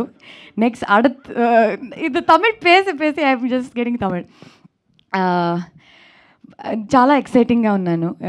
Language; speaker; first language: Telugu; non-native, learner; Kannada